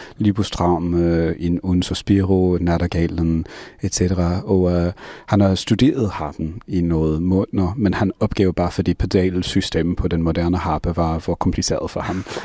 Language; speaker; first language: Danish; non-native, fluent; English